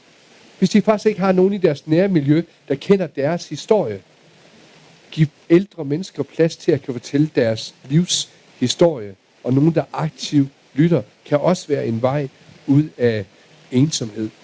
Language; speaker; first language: Danish; native; Danish